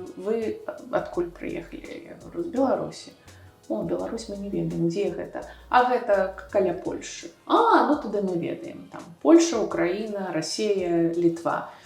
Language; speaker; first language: Belarusian; non-native, local second language; Russian